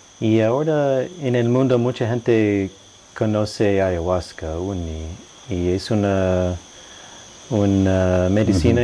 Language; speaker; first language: Spanish; non-native, fluent; English